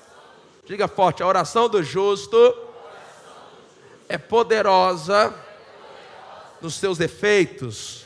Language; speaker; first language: Portuguese; native; Portuguese